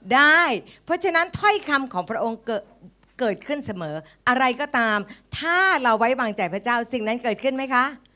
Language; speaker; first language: Thai; native; Thai